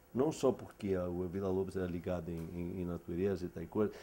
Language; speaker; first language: Portuguese; non-native, fluent; English